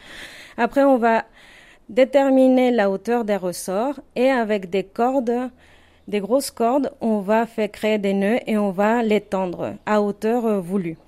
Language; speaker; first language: French; non-native, fluent; Spanish